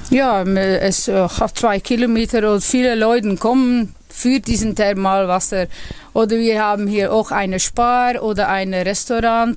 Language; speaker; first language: German; non-native, learner; Dutch